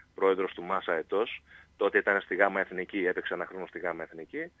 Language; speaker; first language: Greek; native; Greek